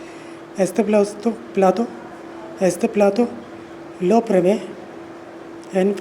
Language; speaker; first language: Spanish; non-native, learner; Hindi